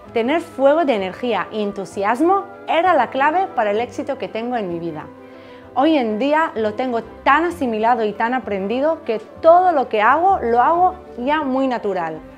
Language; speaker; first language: Spanish; non-native, fluent; Hebrew